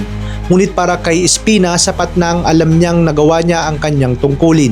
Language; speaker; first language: Filipino; native; Filipino